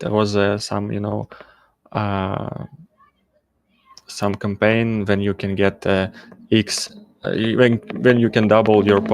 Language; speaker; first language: English; non-native, learner; Russian